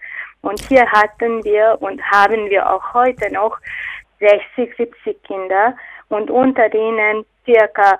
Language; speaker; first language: German; non-native, fluent; Hungarian